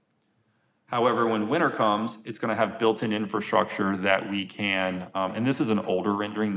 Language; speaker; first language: English; native; English